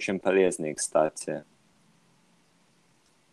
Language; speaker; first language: Russian; non-native, fluent; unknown